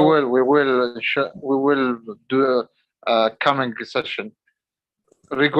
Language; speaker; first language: English; non-native, learner; Arabic